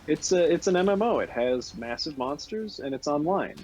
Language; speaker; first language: English; native; English